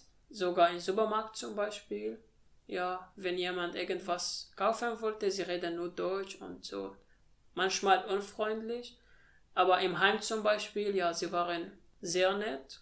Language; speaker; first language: German; non-native, learner; Arabic